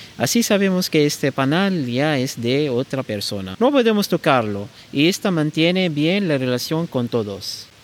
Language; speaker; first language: Spanish; non-native, learner; Arabic